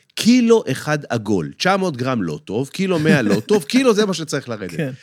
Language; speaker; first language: Hebrew; native; Hebrew